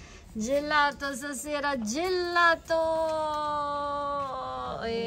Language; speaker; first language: Italian; native; Italian